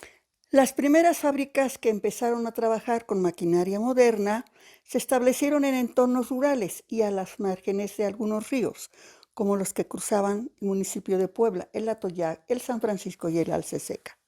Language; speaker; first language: Spanish; native; Spanish